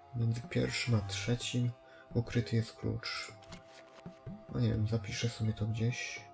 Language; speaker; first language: Polish; native; Polish